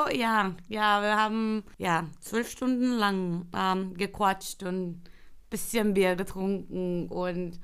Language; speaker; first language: German; non-native, fluent; Spanish